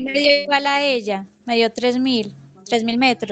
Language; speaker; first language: Spanish; native; Spanish